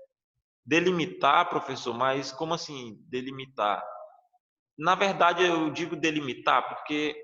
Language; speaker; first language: Portuguese; native; Portuguese